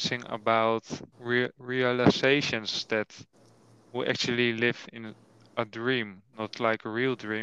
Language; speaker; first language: English; non-native, learner; Dutch